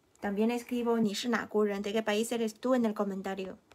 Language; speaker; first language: Spanish; non-native, fluent; Chinese